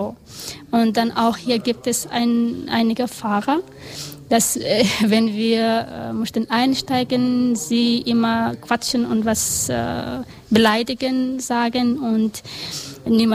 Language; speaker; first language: German; non-native, learner; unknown